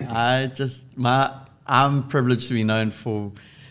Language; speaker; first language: English; native; English